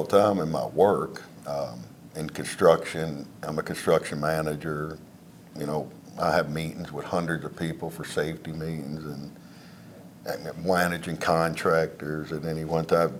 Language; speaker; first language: English; native; English